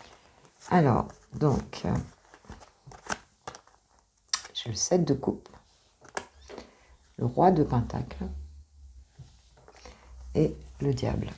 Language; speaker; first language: French; native; French